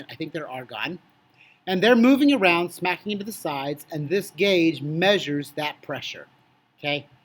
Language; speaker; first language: English; native; English